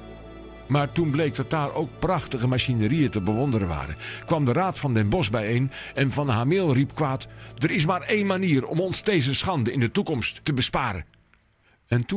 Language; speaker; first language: Dutch; native; Dutch